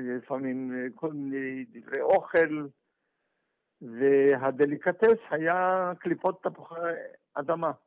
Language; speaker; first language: Hebrew; non-native, fluent; Yiddish